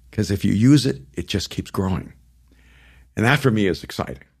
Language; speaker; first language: English; early bilingual, other home language; Spanish